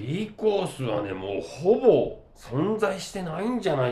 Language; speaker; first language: Japanese; native; Japanese